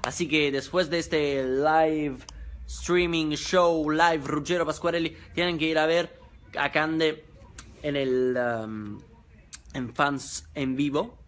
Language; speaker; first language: Spanish; non-native, fluent; Italian